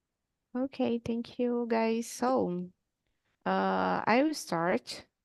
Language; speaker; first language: English; non-native, learner; Portuguese